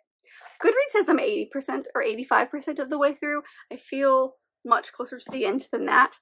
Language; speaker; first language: English; native; English